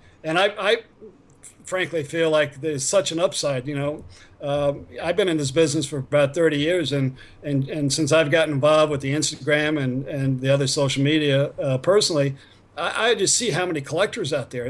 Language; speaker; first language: English; native; English